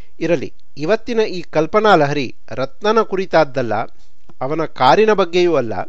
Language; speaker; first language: Kannada; native; Kannada